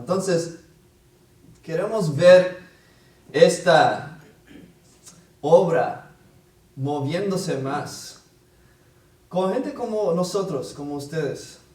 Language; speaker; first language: Spanish; non-native, fluent; English